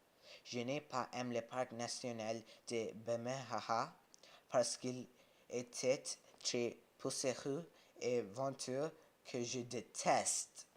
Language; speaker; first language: French; non-native, learner; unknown